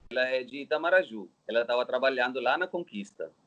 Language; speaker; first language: Portuguese; non-native, learner; Telugu